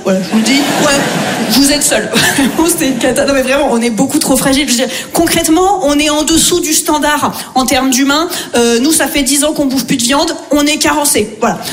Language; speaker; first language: French; native; French